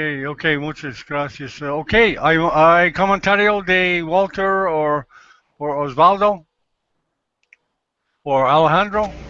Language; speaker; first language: Spanish; non-native, learner; English